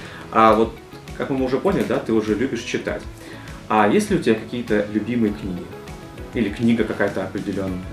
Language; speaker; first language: Russian; native; Russian